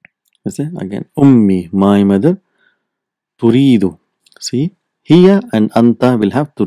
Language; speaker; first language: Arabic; non-native, fluent; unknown